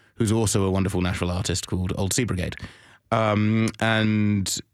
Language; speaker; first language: English; native; English